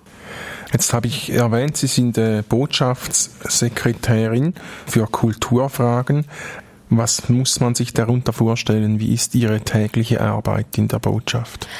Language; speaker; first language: German; native; German